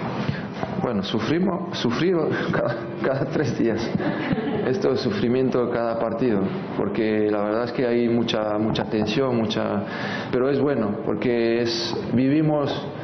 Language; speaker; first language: Spanish; non-native, fluent; French